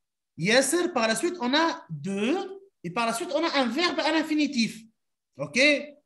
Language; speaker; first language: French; non-native, local second language; Arabic